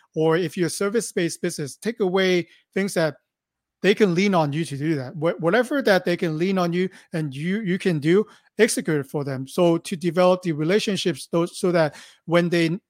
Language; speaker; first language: English; non-native, local second language; Cantonese